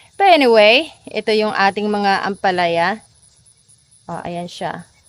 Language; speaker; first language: Filipino; native; Filipino